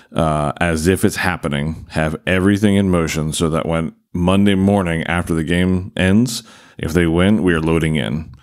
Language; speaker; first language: English; native; English